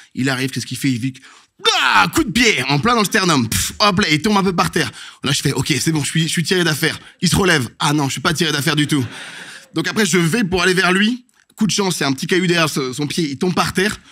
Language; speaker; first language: French; native; French